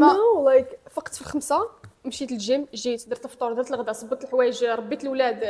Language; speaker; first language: Arabic; native; Arabic